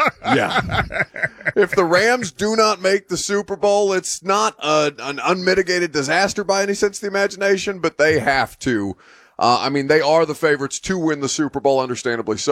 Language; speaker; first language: English; native; English